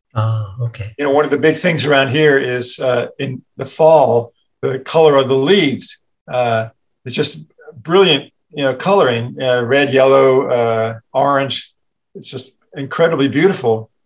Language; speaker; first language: English; native; English